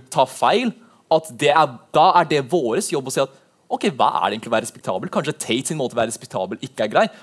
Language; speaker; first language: Norwegian; native; Norwegian